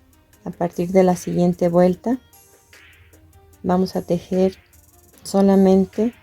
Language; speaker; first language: Spanish; native; Spanish